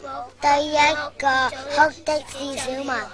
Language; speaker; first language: Chinese; early bilingual, heritage; Cantonese